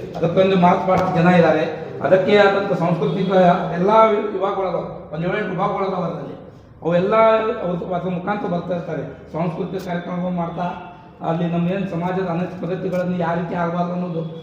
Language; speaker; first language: Kannada; non-native, local second language; Lambadi